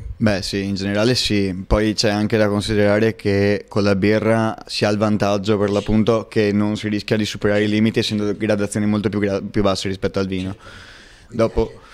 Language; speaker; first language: Italian; native; Italian